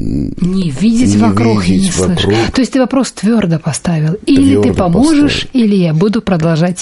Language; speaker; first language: Russian; native; Russian